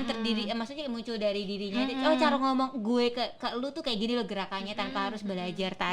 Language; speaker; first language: Indonesian; native; Indonesian